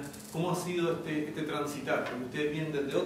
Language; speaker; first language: Spanish; native; Spanish